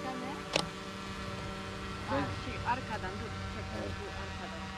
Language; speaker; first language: Turkish; non-native, learner; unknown